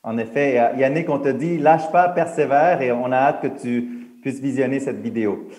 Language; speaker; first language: French; native; French